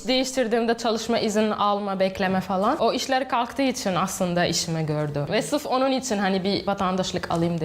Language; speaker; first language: Turkish; non-native, fluent; Arabic